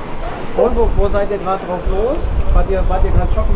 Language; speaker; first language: German; native; German